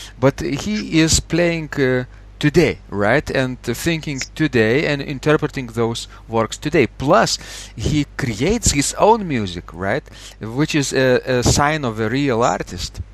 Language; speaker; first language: English; non-native, fluent; Lithuanian